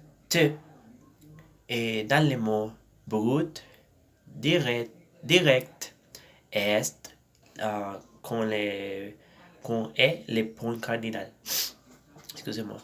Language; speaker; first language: French; non-native, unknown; Spanish